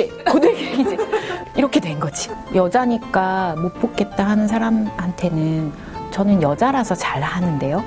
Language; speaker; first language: Korean; native; Korean